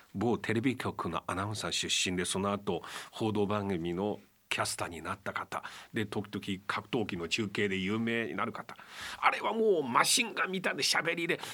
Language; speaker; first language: Japanese; non-native, fluent; Chinese